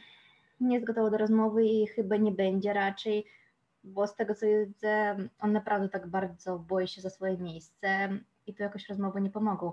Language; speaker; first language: Polish; non-native, fluent; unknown